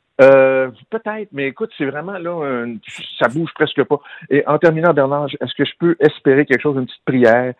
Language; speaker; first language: French; native; French